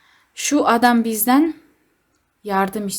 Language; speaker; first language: Turkish; non-native, fluent; Kazakh